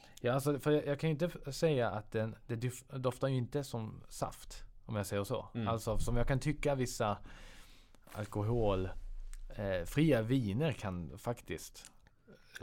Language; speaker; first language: Swedish; native; Swedish